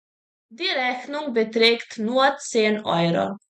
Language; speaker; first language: German; non-native, fluent; Serbian